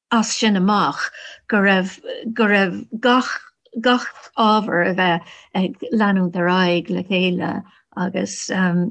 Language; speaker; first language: Irish; non-native, learner; English